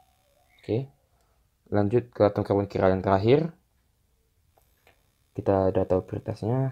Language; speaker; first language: Indonesian; native; Indonesian